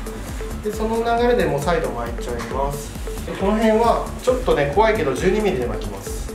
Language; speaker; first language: Japanese; native; Japanese